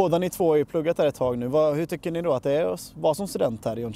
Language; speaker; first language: Swedish; native; Swedish